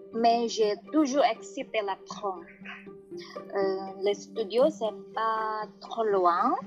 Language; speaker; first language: French; non-native, learner; Indonesian